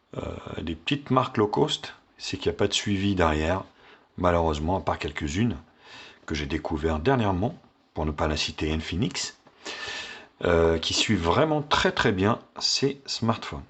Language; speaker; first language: French; native; French